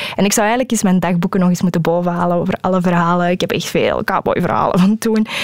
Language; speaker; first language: Dutch; native; Dutch